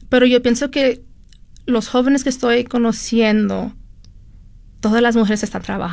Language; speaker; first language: Spanish; early bilingual, heritage; Spanish